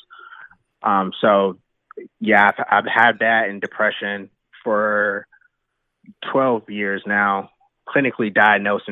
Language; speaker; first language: English; native; English